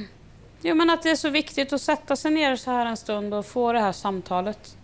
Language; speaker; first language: Swedish; native; Swedish